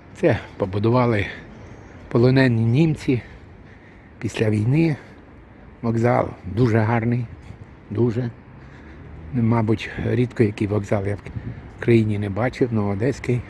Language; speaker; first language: Ukrainian; non-native, local second language; Russian